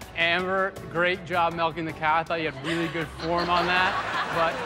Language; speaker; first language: English; native; English